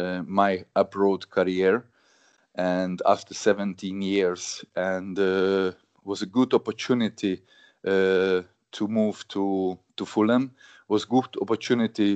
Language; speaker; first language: English; non-native, learner; Hungarian